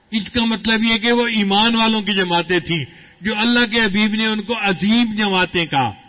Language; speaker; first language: Urdu; non-native, local second language; Punjabi